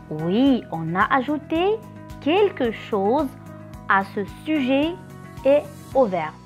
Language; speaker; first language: French; non-native, local second language; Arabic